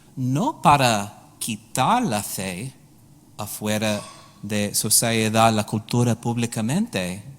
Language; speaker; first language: Spanish; non-native, learner; English